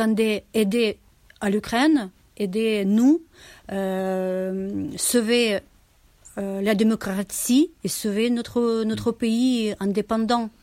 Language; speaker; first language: French; non-native, learner; Ukrainian